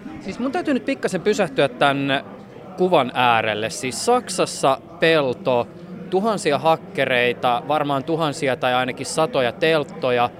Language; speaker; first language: Finnish; native; Finnish